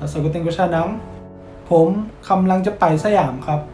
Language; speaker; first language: Thai; non-native, fluent; Filipino